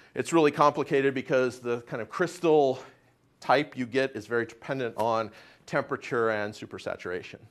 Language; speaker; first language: English; native; English